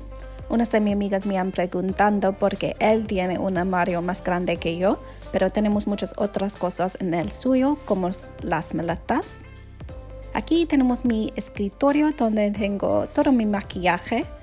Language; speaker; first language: Spanish; non-native, learner; English